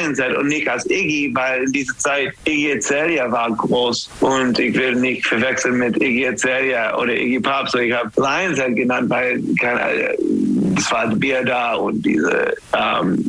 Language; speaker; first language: German; non-native, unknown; English